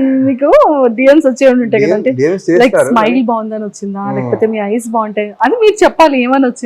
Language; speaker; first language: Telugu; native; Telugu